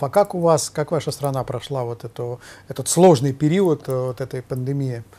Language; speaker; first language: Russian; native; Russian